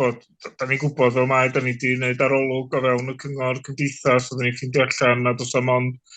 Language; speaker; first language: Welsh; native; Welsh